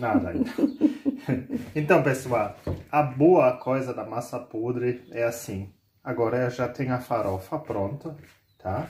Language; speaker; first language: Portuguese; non-native, fluent; German